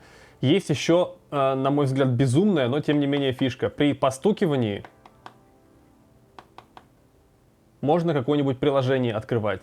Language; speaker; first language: Russian; native; Russian